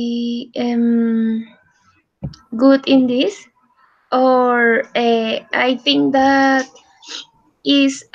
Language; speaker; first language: English; non-native, learner; Spanish